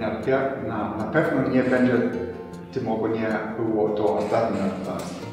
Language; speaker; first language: Polish; non-native, learner; German